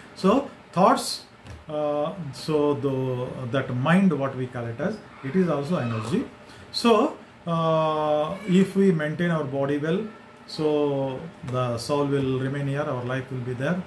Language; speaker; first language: English; non-native, local second language; Kannada